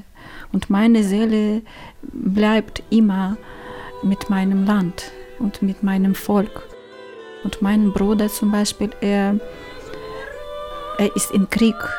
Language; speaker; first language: German; non-native, learner; Ukrainian